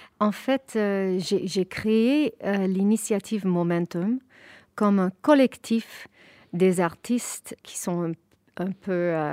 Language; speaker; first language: French; non-native, fluent; English